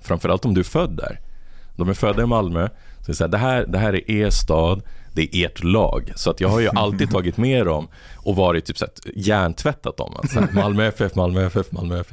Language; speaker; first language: Swedish; native; Swedish